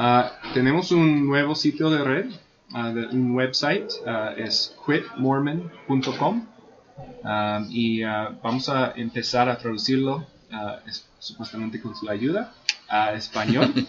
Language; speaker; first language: Spanish; non-native, fluent; English